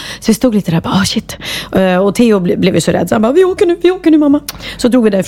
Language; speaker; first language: Swedish; native; Swedish